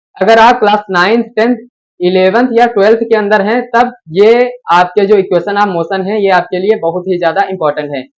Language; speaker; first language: Hindi; native; Hindi